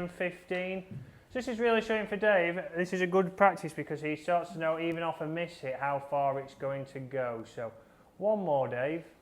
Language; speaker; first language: English; native; English